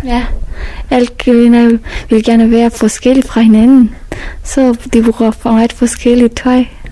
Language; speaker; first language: Danish; non-native, learner; Persian